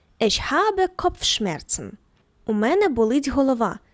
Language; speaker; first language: German; non-native, fluent; Ukrainian